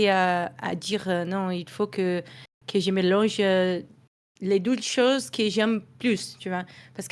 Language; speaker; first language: French; non-native, fluent; Portuguese